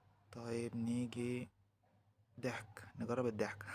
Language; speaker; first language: Arabic; native; Arabic